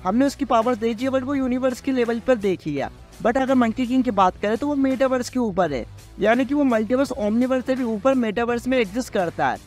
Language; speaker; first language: Hindi; native; Hindi